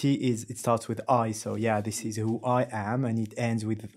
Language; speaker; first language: English; non-native, fluent; French